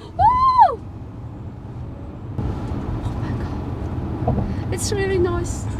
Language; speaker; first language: English; non-native, fluent; Chinese